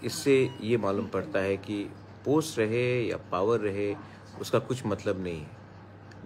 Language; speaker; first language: Hindi; non-native, local second language; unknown